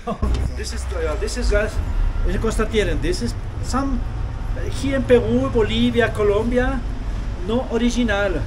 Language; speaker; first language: German; non-native, learner; Spanish